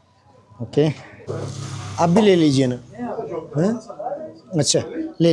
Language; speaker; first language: Hindi; non-native, fluent; Bangla